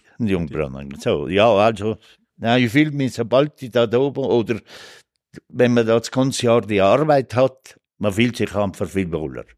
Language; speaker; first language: German; native; German